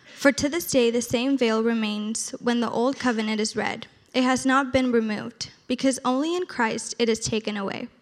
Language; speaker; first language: English; early bilingual, other home language; Spanish